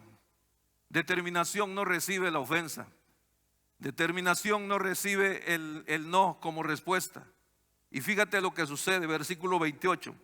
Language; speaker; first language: Spanish; native; Spanish